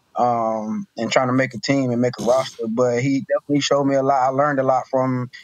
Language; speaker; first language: English; native; English